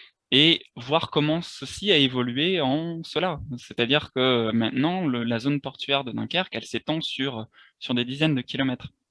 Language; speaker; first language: French; native; French